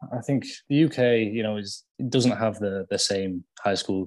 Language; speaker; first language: English; native; English